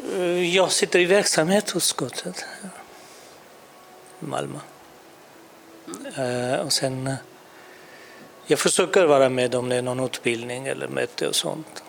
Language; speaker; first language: Swedish; non-native, fluent; Urdu